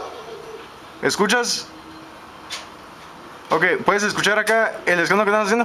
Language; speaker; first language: Spanish; native; Spanish